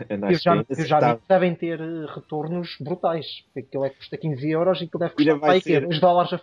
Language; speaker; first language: Portuguese; native; Portuguese